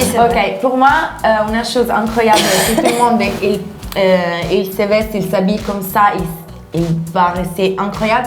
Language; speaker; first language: French; non-native, learner; Italian